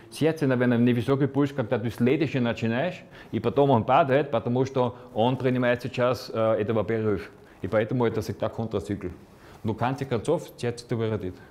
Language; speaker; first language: Russian; non-native, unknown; Slovenian